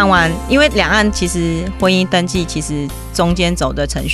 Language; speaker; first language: Chinese; native; Chinese